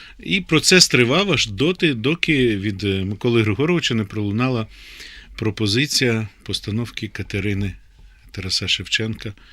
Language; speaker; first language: Ukrainian; native; Ukrainian